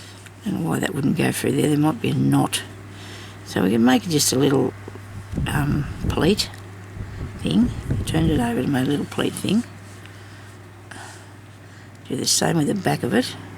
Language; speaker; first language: English; native; English